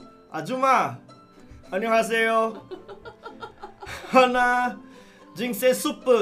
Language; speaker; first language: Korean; non-native, learner; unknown